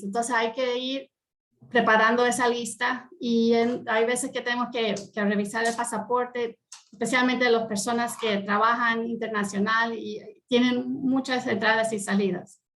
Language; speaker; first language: Spanish; early bilingual, heritage; Spanish